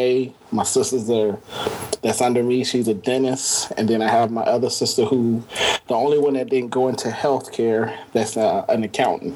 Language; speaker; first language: English; native; English